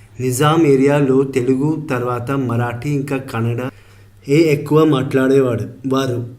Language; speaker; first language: Telugu; early bilingual, heritage; Telugu